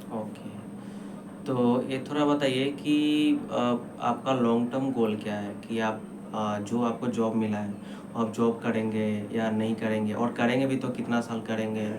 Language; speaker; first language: Hindi; non-native, local second language; Assamese